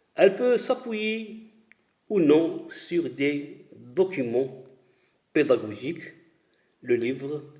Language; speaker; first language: French; non-native, local second language; Arabic